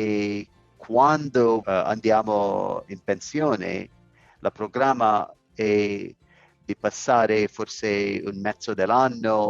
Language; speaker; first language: Italian; non-native, learner; English